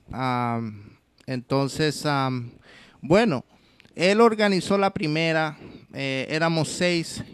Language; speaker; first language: Spanish; early bilingual, heritage; English